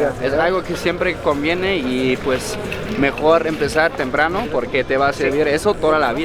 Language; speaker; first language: Spanish; native; Spanish